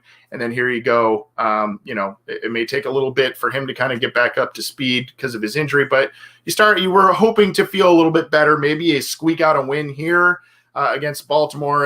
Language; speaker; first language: English; native; English